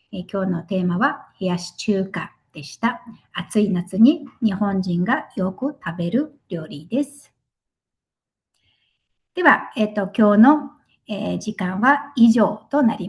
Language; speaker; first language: Japanese; non-native, fluent; Mongolian